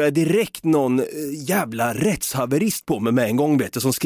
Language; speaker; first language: Swedish; native; Swedish